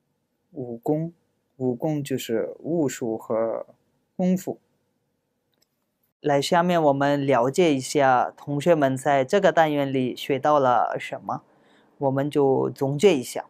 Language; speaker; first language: Chinese; non-native, fluent; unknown